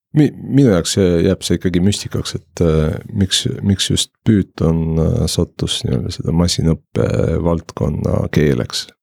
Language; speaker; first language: Estonian; non-native, local second language; Russian